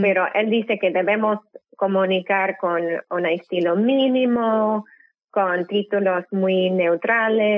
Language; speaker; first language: Spanish; non-native, fluent; English